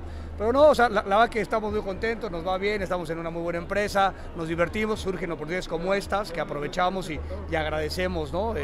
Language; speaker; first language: Spanish; native; Spanish